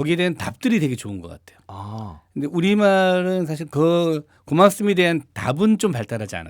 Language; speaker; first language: Korean; native; Korean